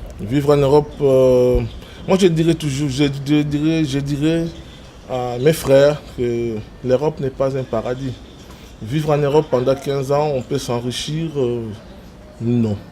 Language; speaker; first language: French; non-native, local second language; Lingala